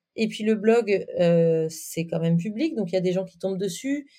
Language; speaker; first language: French; native; French